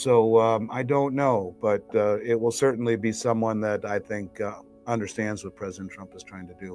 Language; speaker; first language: English; native; English